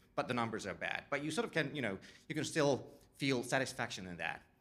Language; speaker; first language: English; non-native, fluent; Finnish